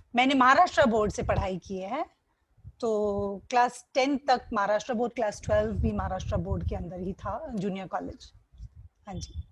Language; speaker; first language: Hindi; non-native, local second language; Gujarati